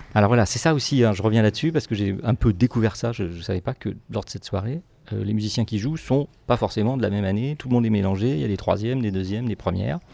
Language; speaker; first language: French; native; French